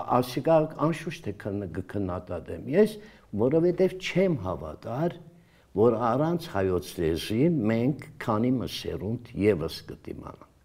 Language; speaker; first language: Armenian; early bilingual, heritage; Armenian